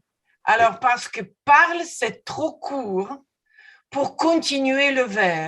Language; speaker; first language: French; non-native, fluent; Ukrainian